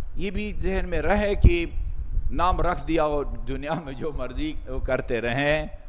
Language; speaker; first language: Urdu; non-native, local second language; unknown